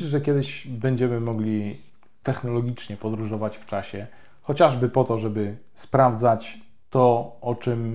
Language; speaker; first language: Polish; native; Polish